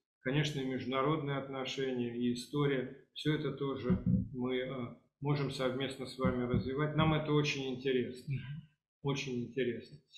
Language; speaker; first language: Russian; native; Russian